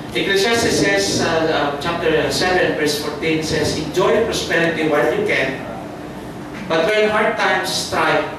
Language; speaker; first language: English; non-native, local second language; Filipino